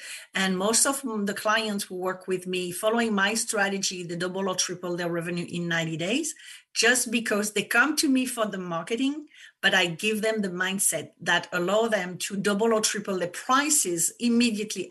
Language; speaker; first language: English; non-native, fluent; French